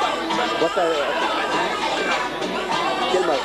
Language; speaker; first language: Arabic; native; Arabic